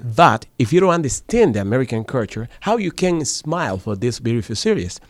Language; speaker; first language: English; non-native, learner; Spanish